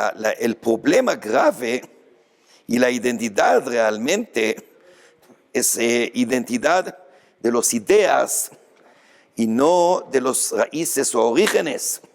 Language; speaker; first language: Spanish; non-native, fluent; Hebrew